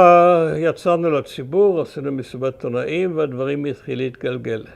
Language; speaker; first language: Hebrew; early bilingual, other home language; German